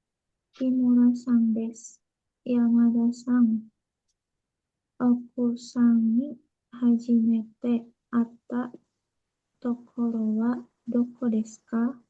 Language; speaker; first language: Japanese; non-native, learner; Indonesian